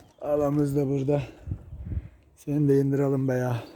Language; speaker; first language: Turkish; native; Turkish